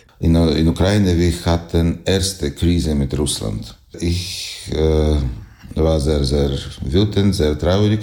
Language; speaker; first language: German; non-native, learner; Ukrainian